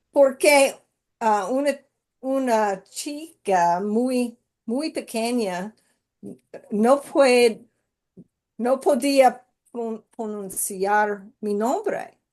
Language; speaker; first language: Spanish; non-native, learner; English